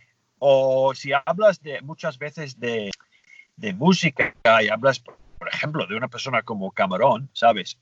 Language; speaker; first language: Spanish; non-native, fluent; English